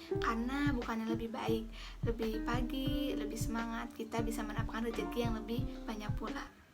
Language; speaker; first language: Indonesian; native; Indonesian